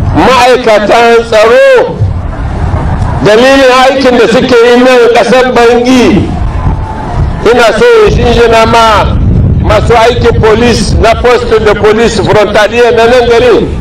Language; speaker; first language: Hausa; non-native, local second language; Arabic